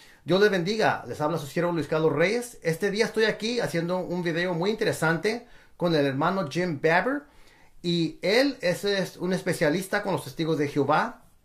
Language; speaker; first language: Spanish; native; Spanish